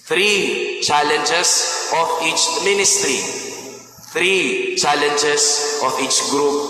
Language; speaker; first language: English; non-native, local second language; Filipino